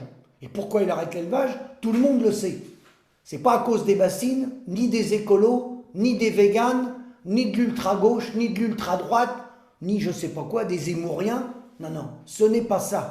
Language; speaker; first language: French; native; French